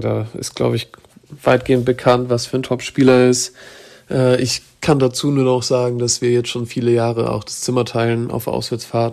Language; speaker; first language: German; native; German